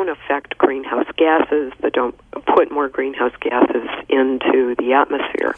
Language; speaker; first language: English; native; English